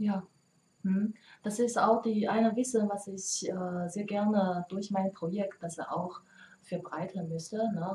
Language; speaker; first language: German; non-native, learner; Chinese